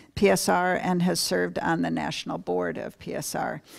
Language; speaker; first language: English; native; English